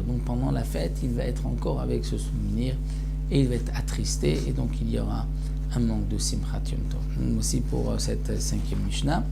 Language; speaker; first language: French; native; French